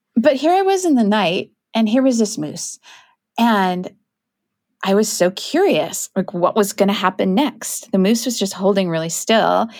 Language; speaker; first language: English; native; English